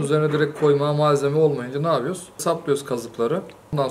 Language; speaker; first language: Turkish; native; Turkish